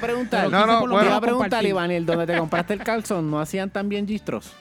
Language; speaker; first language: Spanish; native; Spanish